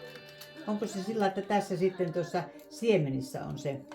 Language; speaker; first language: Finnish; native; Finnish